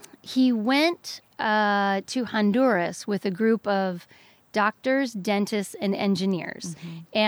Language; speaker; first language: English; native; English